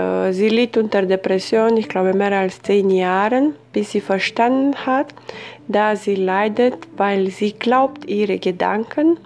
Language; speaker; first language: German; non-native, fluent; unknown